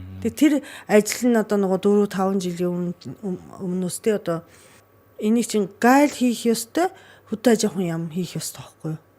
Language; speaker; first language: Mongolian; non-native, fluent; Japanese